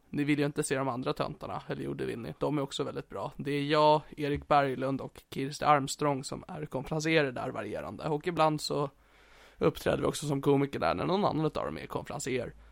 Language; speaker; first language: Swedish; native; Swedish